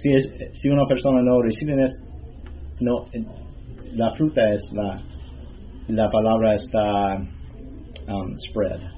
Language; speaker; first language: Spanish; non-native, learner; English